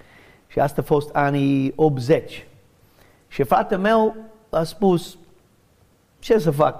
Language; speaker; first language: Romanian; non-native, learner; English